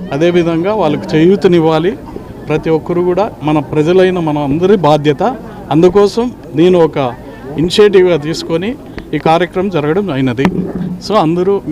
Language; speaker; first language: Telugu; native; Telugu